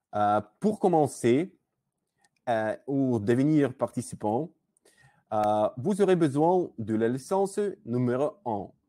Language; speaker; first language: French; non-native, learner; Russian